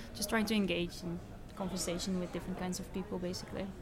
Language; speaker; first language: English; non-native, fluent; Dutch